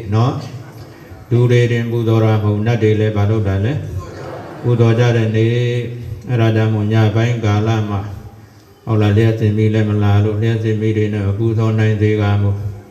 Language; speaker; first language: Burmese; native; Burmese